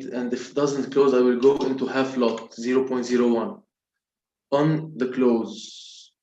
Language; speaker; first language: English; non-native, local second language; Arabic